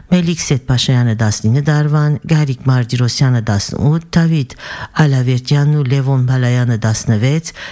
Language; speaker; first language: Armenian; early bilingual, heritage; Armenian